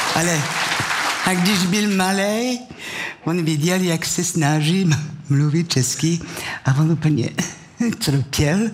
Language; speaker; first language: Czech; non-native, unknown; French